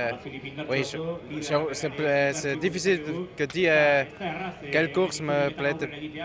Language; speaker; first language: French; non-native, local second language; German